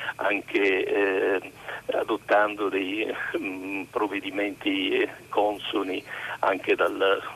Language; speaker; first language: Italian; native; Italian